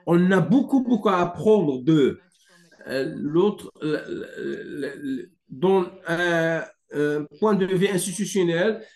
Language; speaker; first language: French; non-native, fluent; English